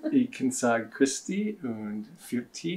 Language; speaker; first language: German; non-native, learner; English